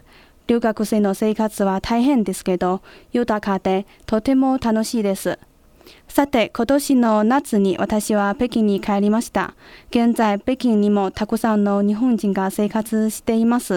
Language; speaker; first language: Japanese; non-native, fluent; Chinese